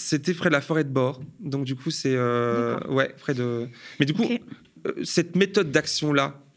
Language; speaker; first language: French; native; French